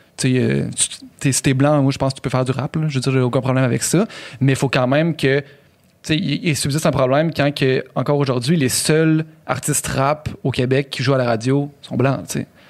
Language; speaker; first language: French; native; French